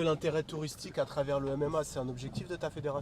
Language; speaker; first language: French; native; French